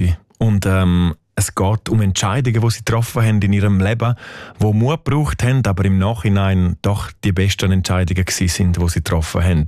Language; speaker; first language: German; native; German